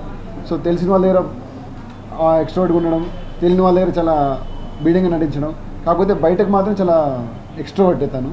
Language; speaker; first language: Telugu; native; Telugu